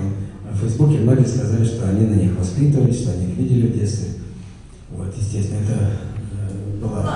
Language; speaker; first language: Russian; native; Russian